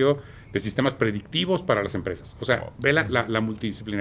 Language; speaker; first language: Spanish; native; Spanish